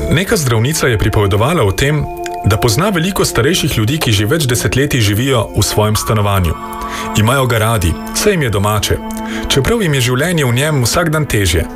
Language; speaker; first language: Slovenian; native; Slovenian